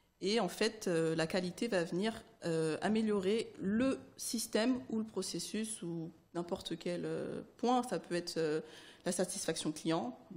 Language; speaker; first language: French; early bilingual, other home language; Haitian Creole